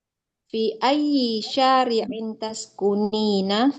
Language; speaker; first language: Arabic; non-native, learner; Indonesian